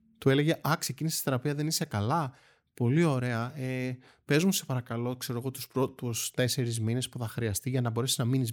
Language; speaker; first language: Greek; native; Greek